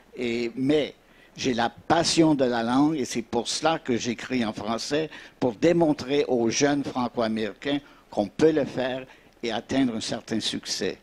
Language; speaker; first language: French; early bilingual, heritage; French